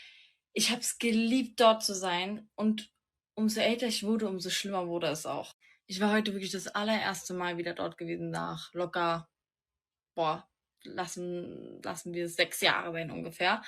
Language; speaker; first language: German; native; German